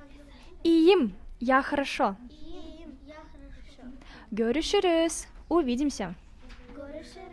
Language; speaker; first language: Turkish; non-native, fluent; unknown